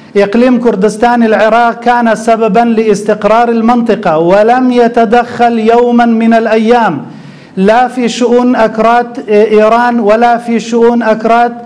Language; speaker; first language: Arabic; non-native, local second language; Kurdish